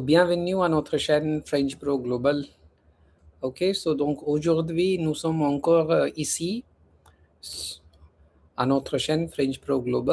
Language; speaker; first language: French; non-native, fluent; Hindi